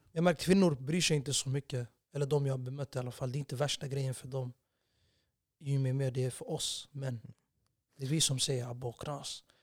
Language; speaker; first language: Swedish; early bilingual, other home language; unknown